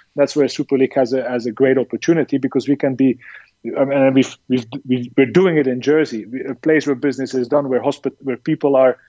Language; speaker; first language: English; non-native, fluent; Dutch